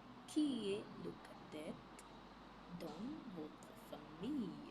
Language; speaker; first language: French; non-native, fluent; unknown